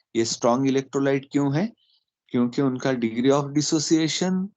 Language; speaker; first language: Hindi; non-native, local second language; Marathi